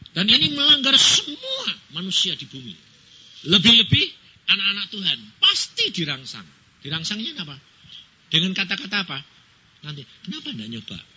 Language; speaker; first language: Indonesian; native; Indonesian